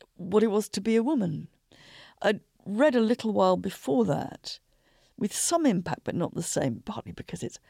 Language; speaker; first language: English; native; English